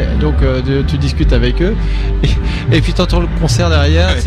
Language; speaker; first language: French; native; French